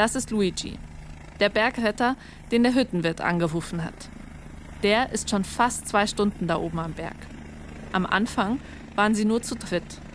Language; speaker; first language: German; native; German